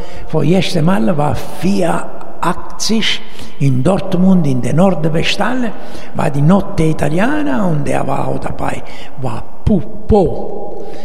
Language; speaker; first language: German; non-native, learner; Italian